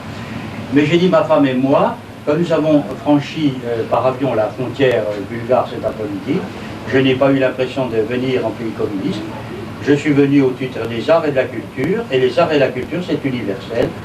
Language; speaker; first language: French; native; French